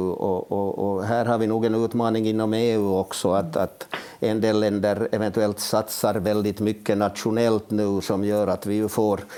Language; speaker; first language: Swedish; native; Swedish